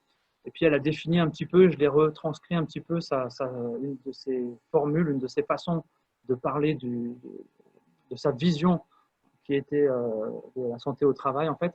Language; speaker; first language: French; native; French